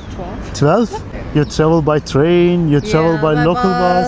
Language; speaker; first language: English; non-native, learner; Turkish